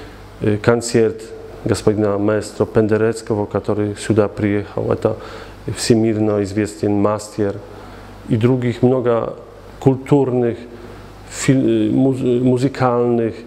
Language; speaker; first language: Russian; non-native, fluent; Polish